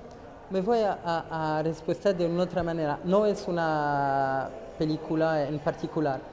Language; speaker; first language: Spanish; non-native, fluent; French